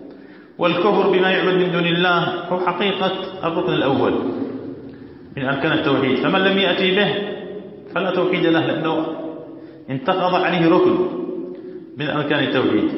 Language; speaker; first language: Arabic; native; Arabic